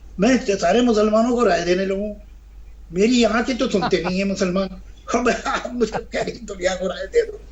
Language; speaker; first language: Hindi; native; Hindi